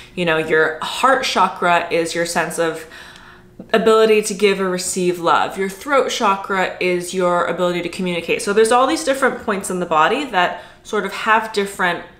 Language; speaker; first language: English; native; English